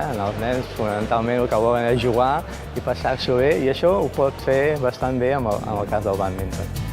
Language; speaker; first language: Catalan; native; Catalan